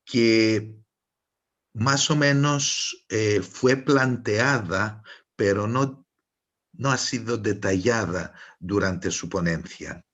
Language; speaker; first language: Spanish; non-native, fluent; Greek